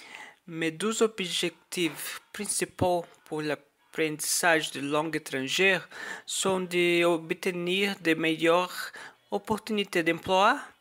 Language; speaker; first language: French; non-native, learner; Portuguese